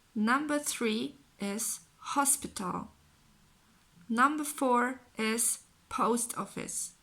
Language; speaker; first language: English; non-native, fluent; Polish